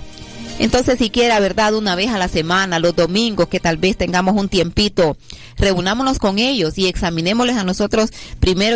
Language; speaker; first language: Spanish; native; Spanish